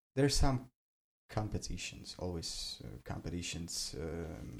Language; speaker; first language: English; non-native, learner; Ossetic